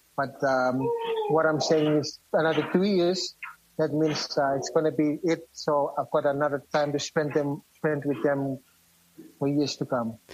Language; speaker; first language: English; non-native, fluent; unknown